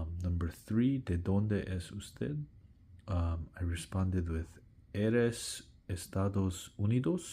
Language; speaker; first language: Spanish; non-native, learner; English